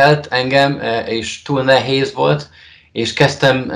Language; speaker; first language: Hungarian; non-native, learner; Polish